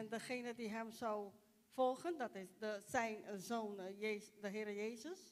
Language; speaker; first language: Dutch; non-native, local second language; Papiamento